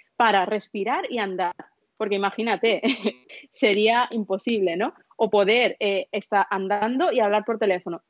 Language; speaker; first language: Spanish; early bilingual, other home language; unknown